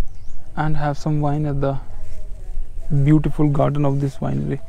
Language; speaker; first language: English; non-native, local second language; Hindi